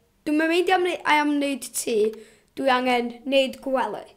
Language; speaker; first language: Welsh; non-native, local second language; English